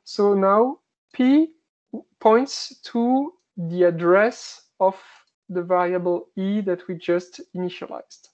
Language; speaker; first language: English; non-native, fluent; French